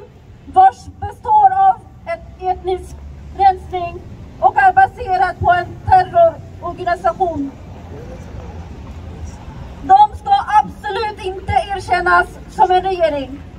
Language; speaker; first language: Swedish; early bilingual, other home language; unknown